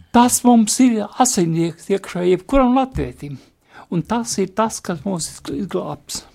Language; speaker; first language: Latvian; native; Latvian